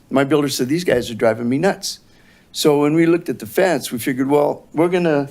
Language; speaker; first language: English; native; English